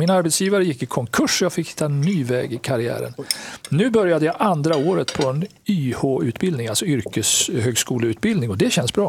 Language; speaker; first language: Swedish; native; Swedish